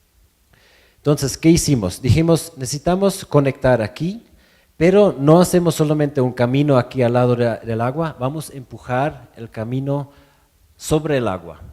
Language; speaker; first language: Spanish; non-native, fluent; German